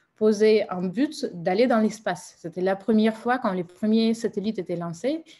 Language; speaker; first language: French; non-native, fluent; Russian